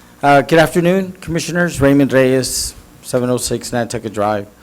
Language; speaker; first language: English; native; English